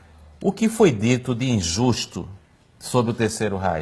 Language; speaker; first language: Portuguese; native; Portuguese